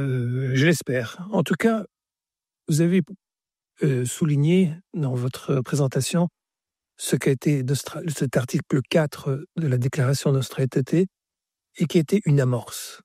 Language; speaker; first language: French; native; French